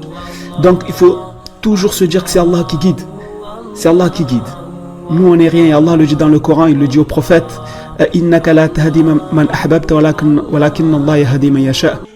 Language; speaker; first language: French; native; French